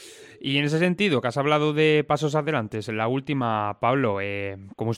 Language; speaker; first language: Spanish; native; Spanish